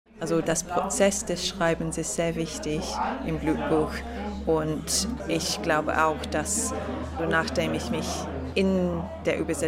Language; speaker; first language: German; non-native, fluent; English